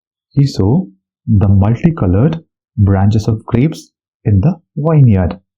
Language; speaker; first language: English; non-native, local second language; Malayalam